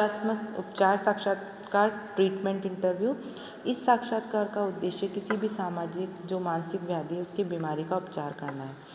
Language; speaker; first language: Hindi; native; Hindi